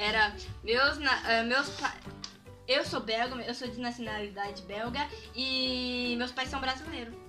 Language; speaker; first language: Portuguese; early bilingual, heritage; Portuguese